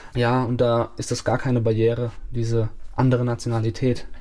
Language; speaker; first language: German; native; German